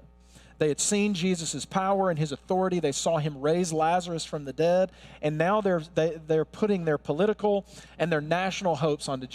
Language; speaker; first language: English; native; English